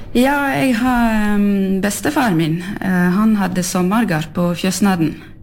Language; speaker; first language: Norwegian; early bilingual, heritage; French